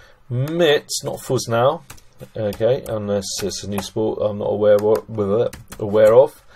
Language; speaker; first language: English; native; English